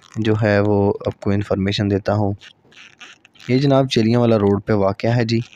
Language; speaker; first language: Urdu; non-native, local second language; Punjabi